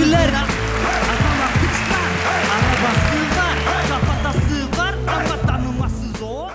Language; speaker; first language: Turkish; native; Turkish